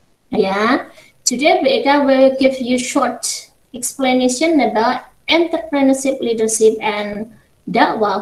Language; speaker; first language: English; non-native, fluent; Indonesian